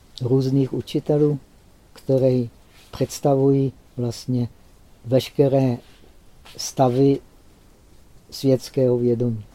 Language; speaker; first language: Czech; native; Czech